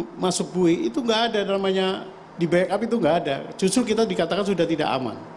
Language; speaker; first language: Indonesian; native; Indonesian